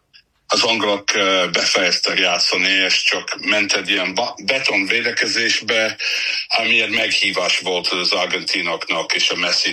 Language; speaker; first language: Hungarian; non-native, fluent; English